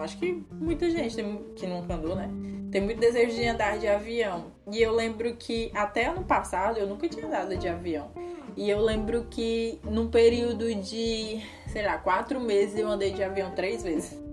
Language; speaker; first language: Portuguese; native; Portuguese